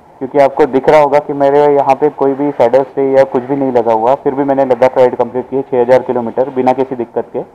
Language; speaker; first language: Hindi; non-native, local second language; Marathi